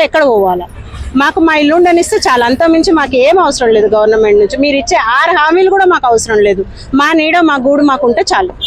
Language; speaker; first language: Telugu; native; Telugu